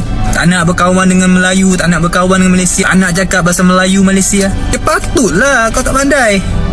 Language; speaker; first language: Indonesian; non-native, fluent; Thai